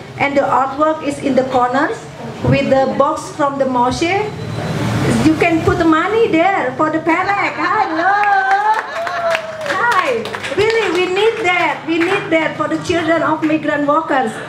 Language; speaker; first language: English; non-native, learner; Indonesian